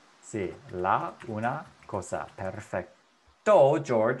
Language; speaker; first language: Spanish; non-native, fluent; English